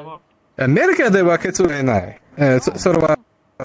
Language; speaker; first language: Japanese; non-native, learner; Spanish